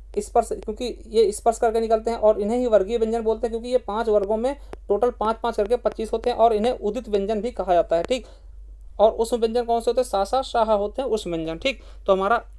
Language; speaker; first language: Hindi; native; Hindi